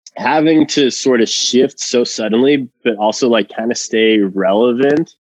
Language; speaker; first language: English; non-native, fluent; Spanish